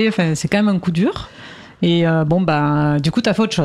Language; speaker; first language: French; native; French